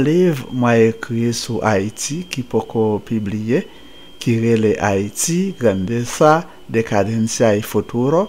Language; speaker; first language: French; non-native, local second language; Haitian Creole